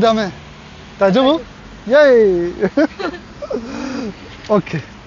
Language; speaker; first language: Japanese; non-native, learner; German